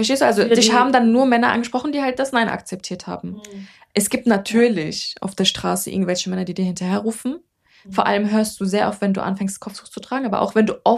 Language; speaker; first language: German; early bilingual, other home language; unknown